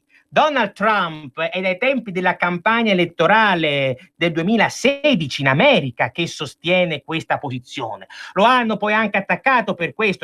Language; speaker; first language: Italian; native; Italian